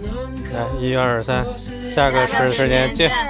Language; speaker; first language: Chinese; native; Chinese